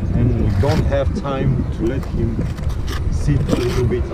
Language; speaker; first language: English; non-native, fluent; Romanian